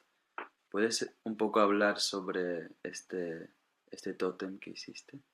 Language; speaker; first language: Spanish; non-native, fluent; English